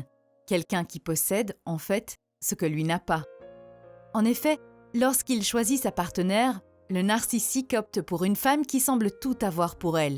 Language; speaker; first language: French; native; French